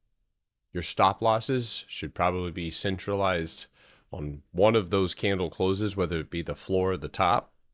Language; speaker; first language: English; native; English